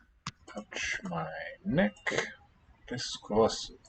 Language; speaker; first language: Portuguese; non-native, learner; English